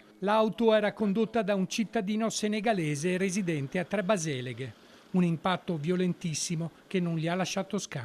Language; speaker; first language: Italian; native; Italian